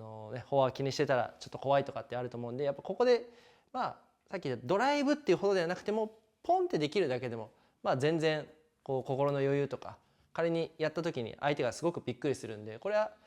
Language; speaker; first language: Japanese; native; Japanese